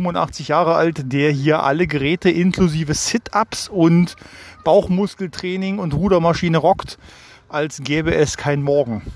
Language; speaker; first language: German; native; German